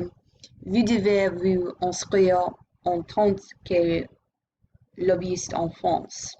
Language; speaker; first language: French; non-native, learner; English